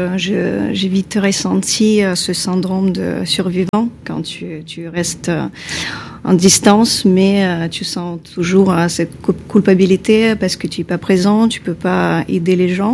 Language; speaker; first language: French; non-native, fluent; Russian